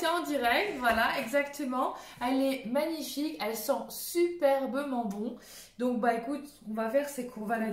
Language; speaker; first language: French; native; French